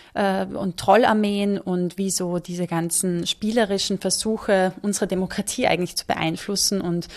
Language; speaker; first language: German; native; German